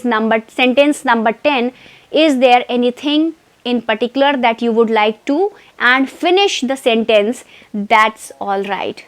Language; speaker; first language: English; non-native, fluent; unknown